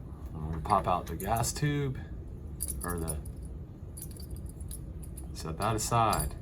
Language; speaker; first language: English; native; English